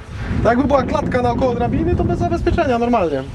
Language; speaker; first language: Polish; native; Polish